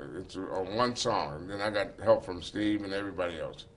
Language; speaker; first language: English; native; English